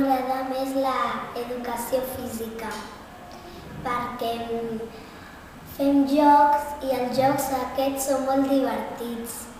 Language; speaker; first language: Catalan; early bilingual, other home language; Spanish